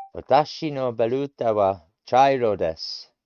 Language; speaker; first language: Japanese; non-native, learner; English